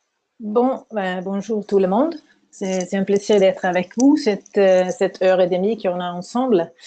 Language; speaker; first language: French; non-native, fluent; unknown